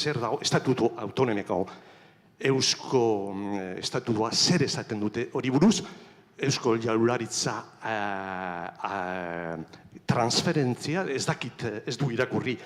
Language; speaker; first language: Basque; non-native, learner; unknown